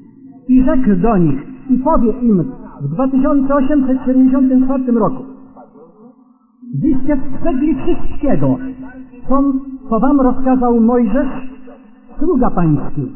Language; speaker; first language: Polish; native; Polish